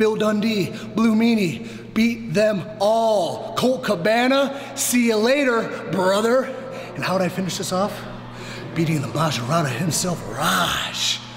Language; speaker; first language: English; native; English